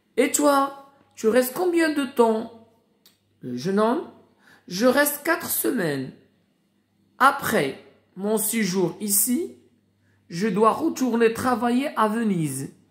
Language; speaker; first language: French; non-native, local second language; Arabic